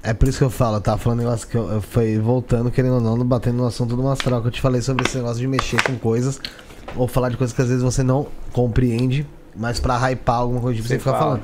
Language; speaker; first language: Portuguese; native; Portuguese